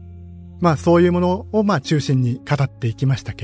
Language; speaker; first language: Japanese; native; Japanese